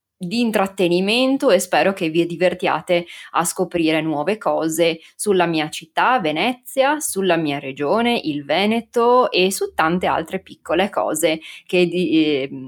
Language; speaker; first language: Italian; native; Italian